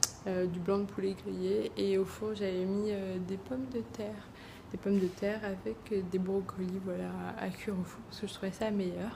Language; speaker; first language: French; native; French